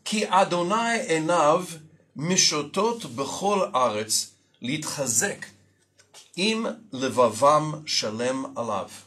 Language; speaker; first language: Hebrew; non-native, fluent; English